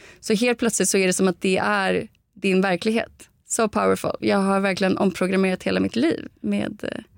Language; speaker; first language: Swedish; native; Swedish